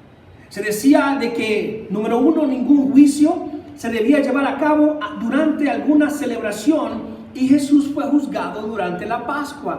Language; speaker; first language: Spanish; native; Spanish